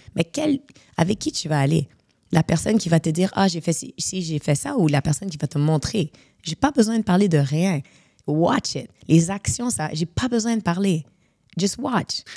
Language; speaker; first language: French; native; French